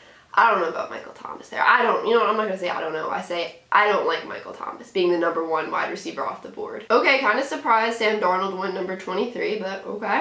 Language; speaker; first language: English; native; English